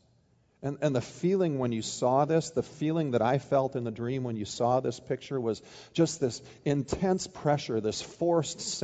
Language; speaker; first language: English; native; English